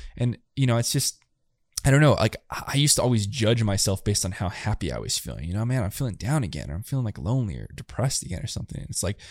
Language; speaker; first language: English; native; English